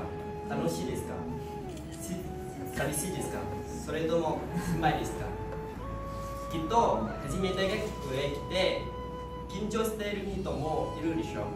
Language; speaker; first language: Japanese; non-native, learner; Nepali